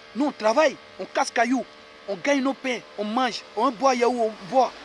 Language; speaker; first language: French; native; French